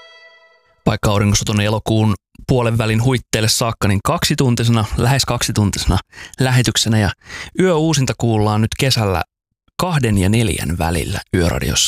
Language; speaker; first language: Finnish; native; Finnish